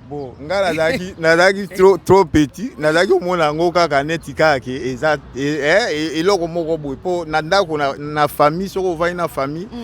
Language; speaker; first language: Lingala; native; Lingala